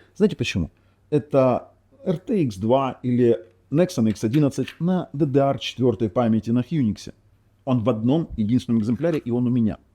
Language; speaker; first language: Russian; non-native, local second language; Ukrainian